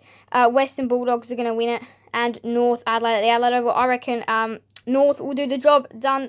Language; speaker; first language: English; native; English